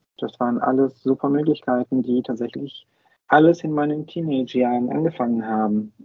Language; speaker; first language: German; non-native, fluent; Bulgarian